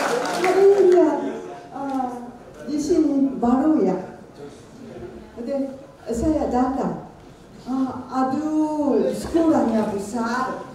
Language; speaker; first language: Indonesian; non-native, learner; Japanese